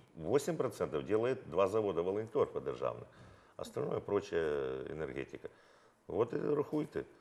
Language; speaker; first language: Russian; non-native, local second language; Ukrainian